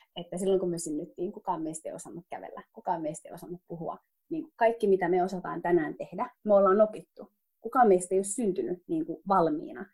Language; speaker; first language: Finnish; early bilingual, other home language; Somali